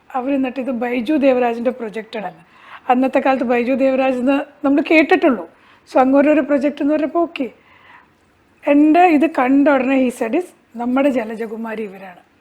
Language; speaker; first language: Malayalam; early bilingual, heritage; Malayalam